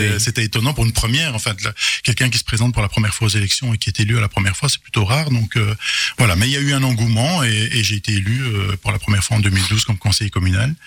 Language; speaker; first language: French; native; French